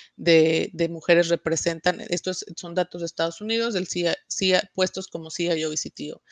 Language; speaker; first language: Spanish; native; Spanish